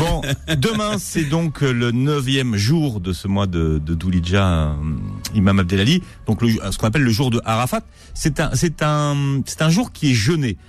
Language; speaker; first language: French; native; French